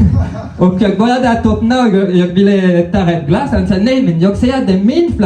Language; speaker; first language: Swedish; non-native, fluent; French